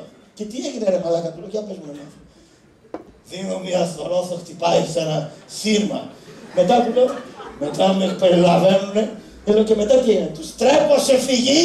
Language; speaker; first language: Greek; native; Greek